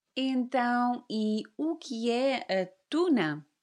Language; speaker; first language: Portuguese; native; Portuguese